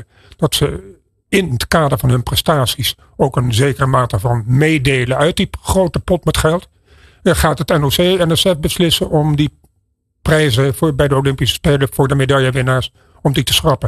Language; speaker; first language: Dutch; native; Dutch